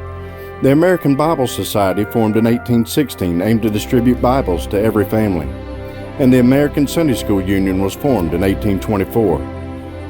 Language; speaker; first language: English; native; English